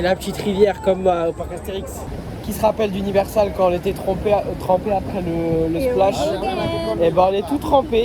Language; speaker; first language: French; native; French